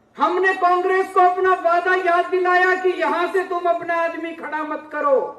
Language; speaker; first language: Hindi; native; Hindi